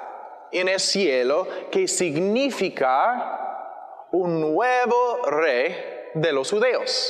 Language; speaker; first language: Spanish; non-native, learner; English